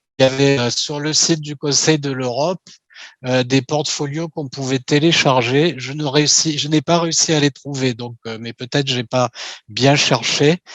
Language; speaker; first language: French; native; French